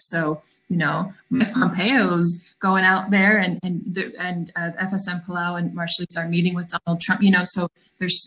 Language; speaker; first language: English; native; English